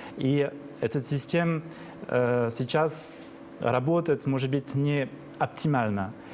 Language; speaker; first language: Russian; non-native, fluent; French